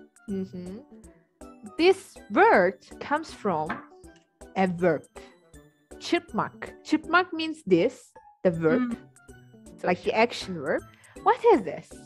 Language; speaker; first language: English; non-native, fluent; Turkish